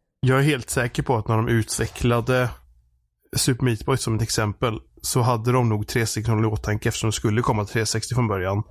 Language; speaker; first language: Swedish; native; Swedish